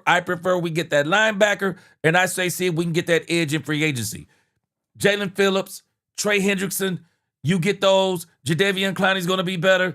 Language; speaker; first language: English; native; English